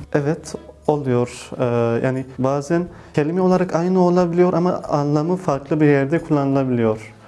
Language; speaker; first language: Turkish; non-native, fluent; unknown